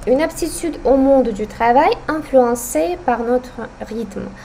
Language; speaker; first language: French; non-native, fluent; Russian